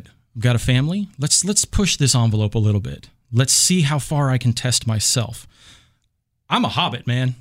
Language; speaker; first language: English; native; English